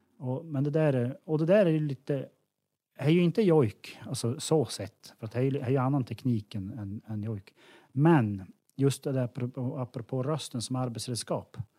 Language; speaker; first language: Swedish; native; Swedish